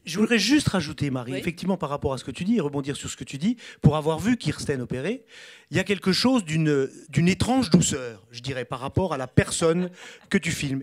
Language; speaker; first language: French; native; French